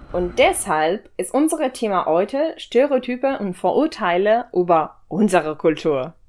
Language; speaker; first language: German; non-native, fluent; Italian